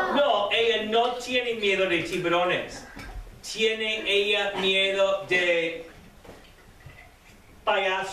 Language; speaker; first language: Spanish; non-native, fluent; English